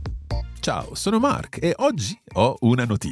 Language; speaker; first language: Italian; non-native, fluent; English